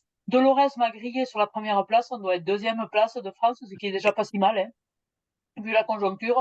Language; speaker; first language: French; native; French